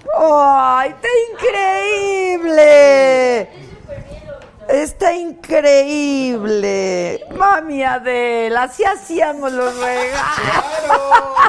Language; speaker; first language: Spanish; native; Spanish